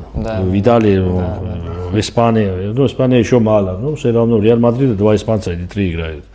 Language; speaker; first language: Russian; non-native, fluent; Georgian